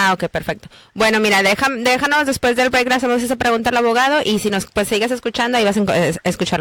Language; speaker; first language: Spanish; native; Spanish